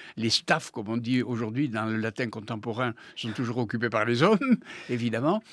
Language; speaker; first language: French; native; French